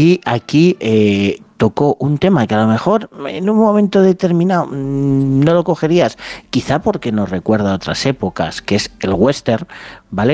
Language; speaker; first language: Spanish; native; Spanish